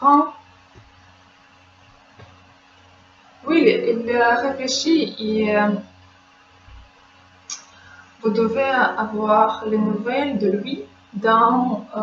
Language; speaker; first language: French; non-native, fluent; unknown